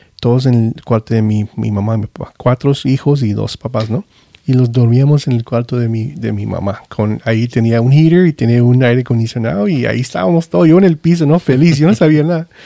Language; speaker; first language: Spanish; early bilingual, heritage; Spanish